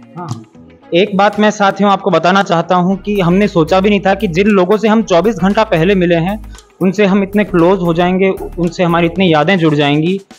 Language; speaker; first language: Hindi; native; Hindi